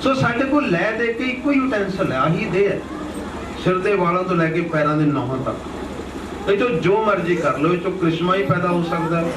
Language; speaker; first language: Punjabi; native; Punjabi